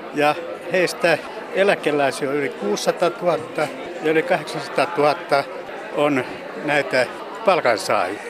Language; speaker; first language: Finnish; native; Finnish